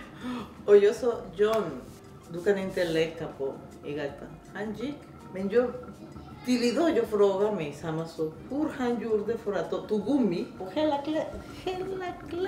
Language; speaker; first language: Swedish; non-native, learner; Spanish